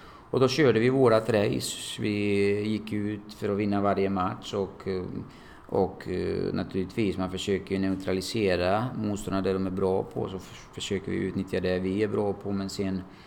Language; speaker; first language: Swedish; non-native, fluent; Bosnian